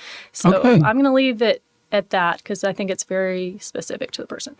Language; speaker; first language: English; native; English